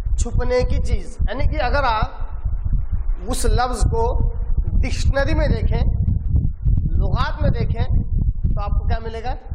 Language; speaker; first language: Urdu; native; Urdu